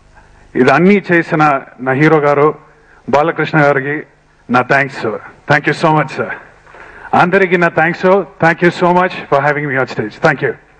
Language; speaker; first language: Telugu; non-native, learner; Malayalam